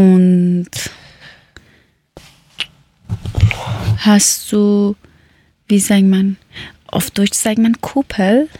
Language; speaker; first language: German; non-native, learner; Persian